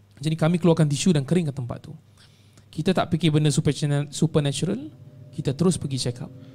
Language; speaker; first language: Malay; native; Malay